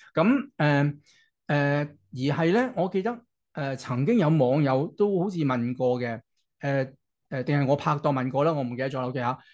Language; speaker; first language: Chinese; non-native, local second language; Cantonese